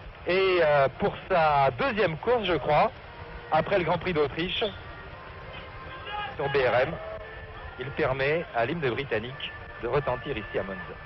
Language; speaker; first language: French; native; French